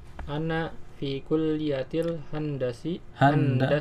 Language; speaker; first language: Arabic; non-native, learner; Indonesian